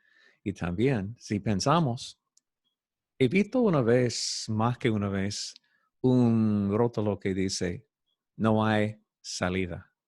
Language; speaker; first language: Spanish; non-native, fluent; English